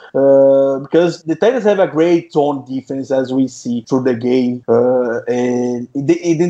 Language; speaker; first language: English; non-native, fluent; Portuguese